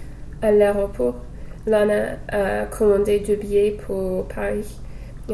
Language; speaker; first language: French; non-native, learner; English